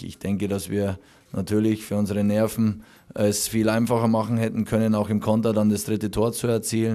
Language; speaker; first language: German; native; German